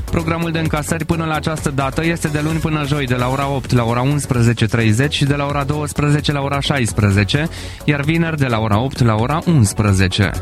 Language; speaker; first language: Romanian; native; Romanian